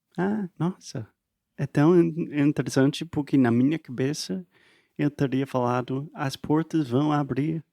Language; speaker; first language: Portuguese; non-native, fluent; English